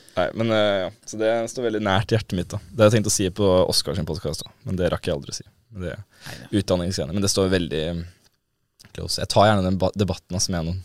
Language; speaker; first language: Norwegian; native; Norwegian